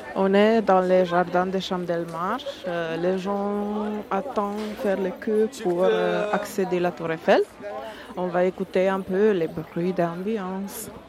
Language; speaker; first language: French; non-native, learner; Hungarian